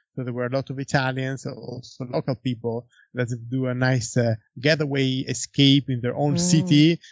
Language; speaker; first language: English; non-native, fluent; Italian